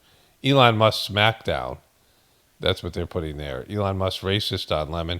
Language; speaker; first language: English; native; English